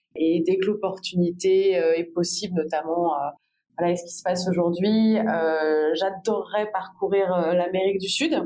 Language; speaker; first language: French; native; French